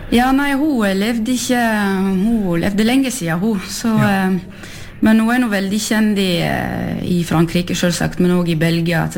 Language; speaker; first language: Norwegian; early bilingual, heritage; French